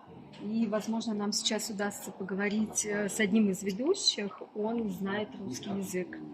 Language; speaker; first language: Russian; native; Russian